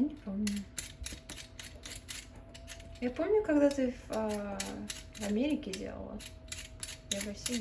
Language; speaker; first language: Russian; early bilingual, other home language; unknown